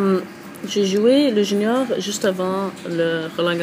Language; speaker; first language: French; non-native, fluent; English